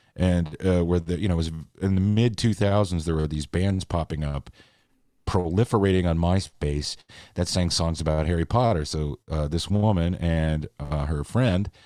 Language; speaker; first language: English; native; English